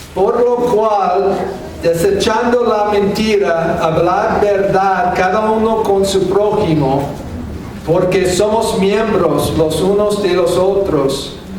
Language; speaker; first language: Spanish; non-native, fluent; English